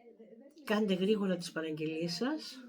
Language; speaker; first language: Greek; native; Greek